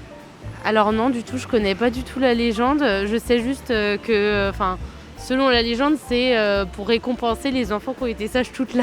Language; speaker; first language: French; native; French